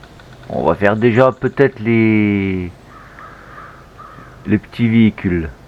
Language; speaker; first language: French; native; French